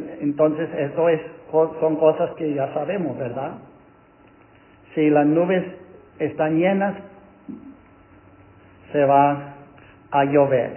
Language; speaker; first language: Spanish; non-native, fluent; English